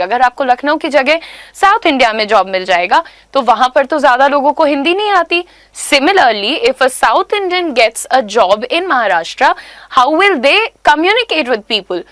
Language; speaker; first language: Hindi; native; Hindi